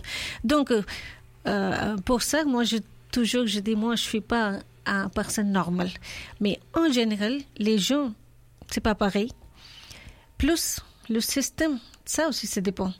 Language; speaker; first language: French; non-native, learner; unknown